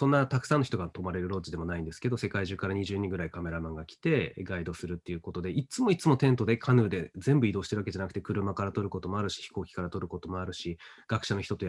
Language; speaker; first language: Japanese; native; Japanese